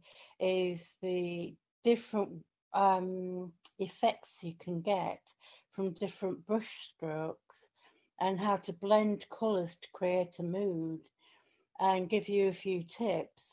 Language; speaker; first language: English; native; English